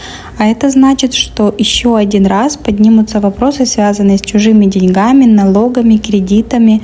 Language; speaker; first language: Russian; native; Russian